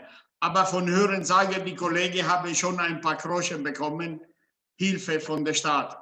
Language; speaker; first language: German; non-native, fluent; Italian